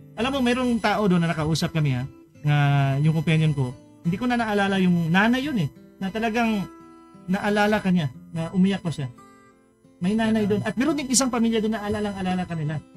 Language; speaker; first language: Filipino; non-native, local second language; Cebuano